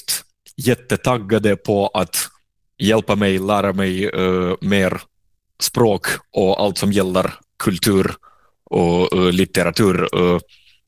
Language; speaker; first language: Swedish; non-native, fluent; Russian